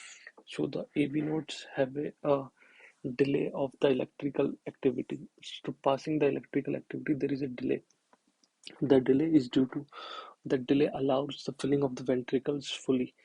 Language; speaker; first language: English; non-native, local second language; Hindi